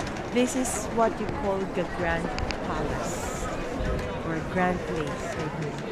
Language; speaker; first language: English; non-native, local second language; Filipino